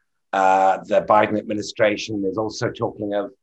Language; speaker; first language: English; native; English